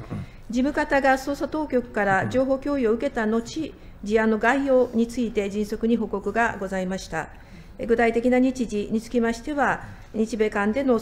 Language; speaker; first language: Japanese; native; Japanese